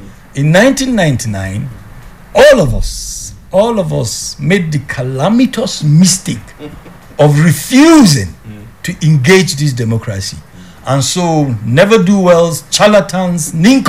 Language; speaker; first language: English; non-native, local second language; Hausa